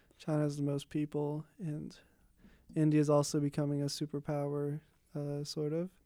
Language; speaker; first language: English; native; English